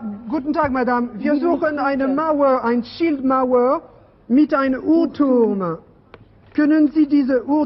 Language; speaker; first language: German; non-native, learner; French